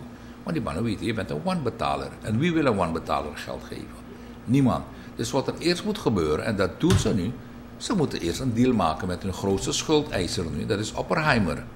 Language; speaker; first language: Dutch; native; Dutch